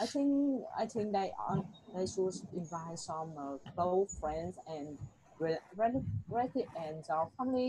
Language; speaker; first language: English; non-native, learner; Vietnamese